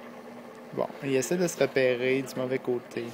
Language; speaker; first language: French; native; French